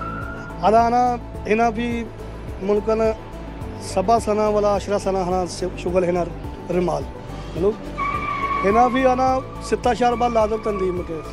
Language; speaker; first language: Arabic; non-native, learner; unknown